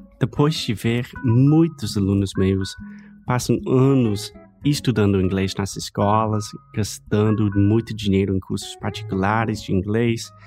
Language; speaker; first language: Portuguese; non-native, fluent; English